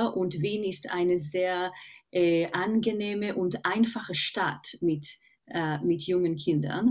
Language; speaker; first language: German; non-native, fluent; Hebrew